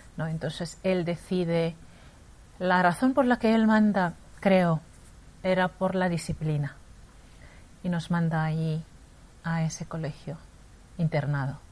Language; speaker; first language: Spanish; non-native, fluent; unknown